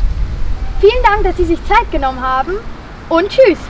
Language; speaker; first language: German; native; German